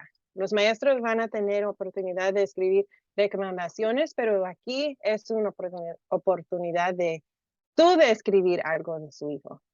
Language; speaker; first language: Spanish; early bilingual, heritage; Spanish